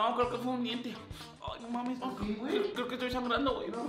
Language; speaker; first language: Spanish; native; Spanish